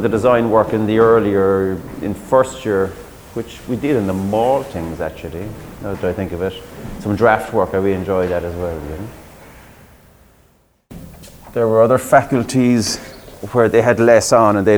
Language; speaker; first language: English; native; English